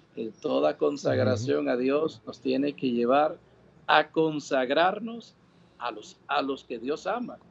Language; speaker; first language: Spanish; native; Spanish